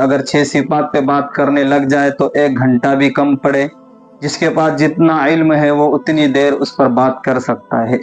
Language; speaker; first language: Urdu; native; Urdu